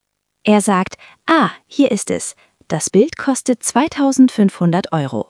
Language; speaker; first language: German; non-native, fluent; Turkish